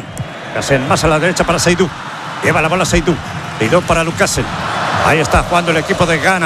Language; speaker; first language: Spanish; native; Spanish